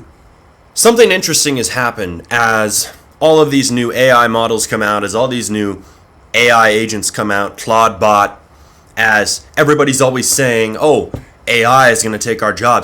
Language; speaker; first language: English; native; English